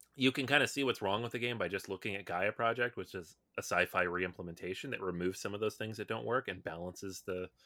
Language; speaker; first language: English; native; English